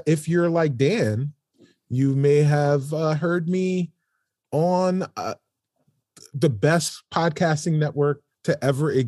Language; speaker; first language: English; native; English